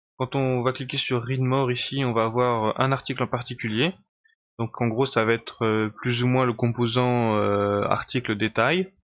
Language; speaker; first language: French; native; French